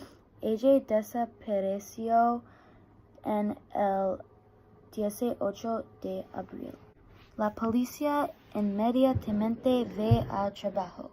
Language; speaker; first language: Spanish; non-native, learner; English